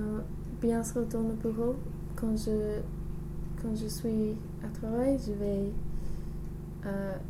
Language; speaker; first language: French; non-native, learner; English